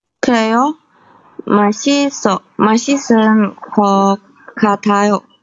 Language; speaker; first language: Korean; non-native, learner; Chinese